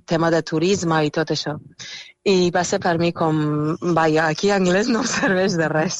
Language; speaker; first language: Catalan; non-native, fluent; Persian